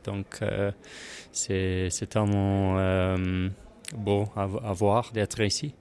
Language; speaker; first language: French; non-native, learner; English